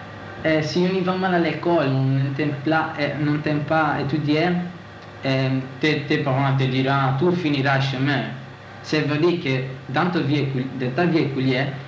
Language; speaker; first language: French; non-native, learner; Italian